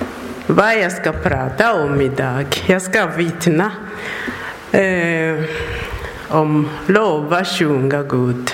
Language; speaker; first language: Swedish; non-native, learner; Persian